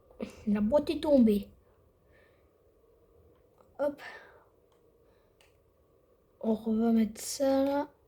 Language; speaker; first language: French; native; French